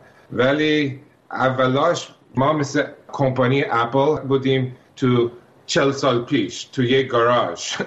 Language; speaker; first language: Persian; early bilingual, heritage; Persian